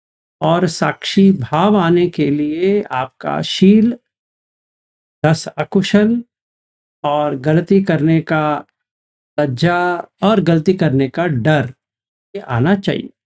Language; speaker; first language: Hindi; native; Hindi